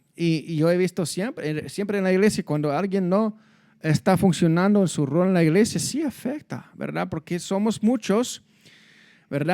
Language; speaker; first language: Spanish; non-native, fluent; English